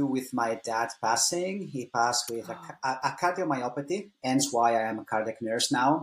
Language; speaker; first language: English; non-native, fluent; Italian